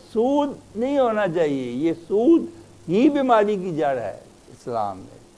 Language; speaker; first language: Urdu; native; Urdu